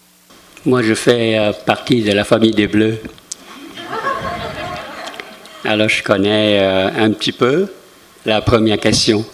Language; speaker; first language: French; non-native, fluent; Vietnamese